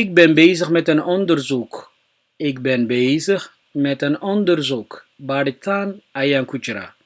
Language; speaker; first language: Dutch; non-native, fluent; Somali